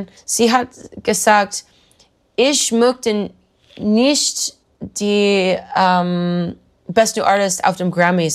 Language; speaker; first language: German; non-native, learner; English